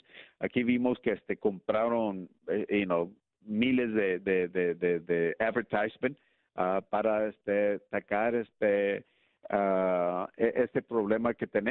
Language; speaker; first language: Spanish; early bilingual, heritage; Spanish